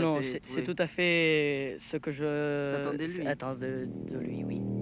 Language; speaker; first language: French; non-native, learner; Spanish